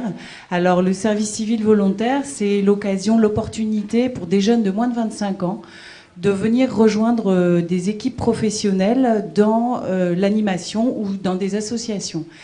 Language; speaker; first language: French; native; French